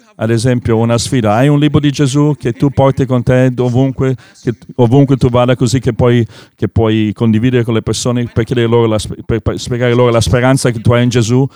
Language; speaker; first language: Italian; non-native, fluent; English